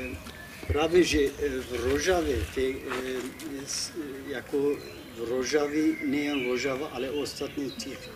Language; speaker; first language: Czech; non-native, fluent; Kurdish